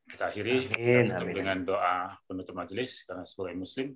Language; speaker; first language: Indonesian; native; Indonesian